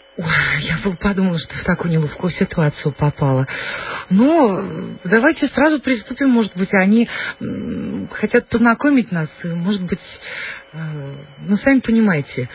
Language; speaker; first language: Russian; native; Russian